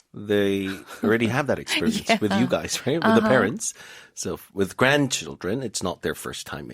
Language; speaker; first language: English; non-native, fluent; Korean